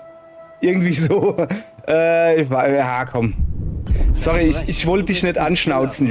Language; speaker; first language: German; native; German